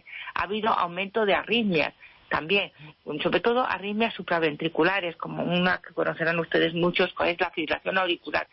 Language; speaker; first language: Spanish; native; Spanish